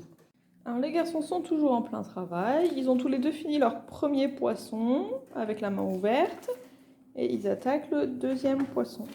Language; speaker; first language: French; native; French